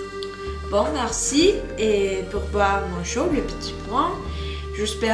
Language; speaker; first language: French; non-native, learner; Spanish